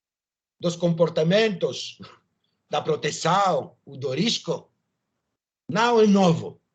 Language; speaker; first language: Portuguese; non-native, learner; French